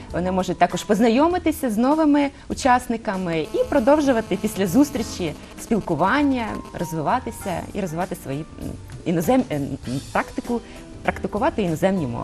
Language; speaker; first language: Ukrainian; non-native, local second language; Russian